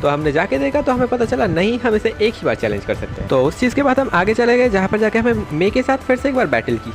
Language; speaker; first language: Hindi; native; Hindi